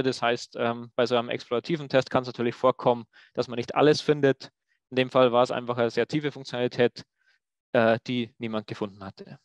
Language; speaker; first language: German; native; German